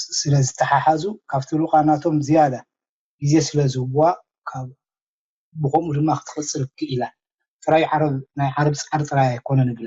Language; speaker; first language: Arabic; non-native, fluent; Tigrinya